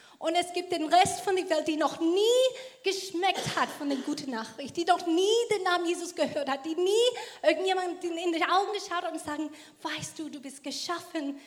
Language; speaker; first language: German; non-native, fluent; English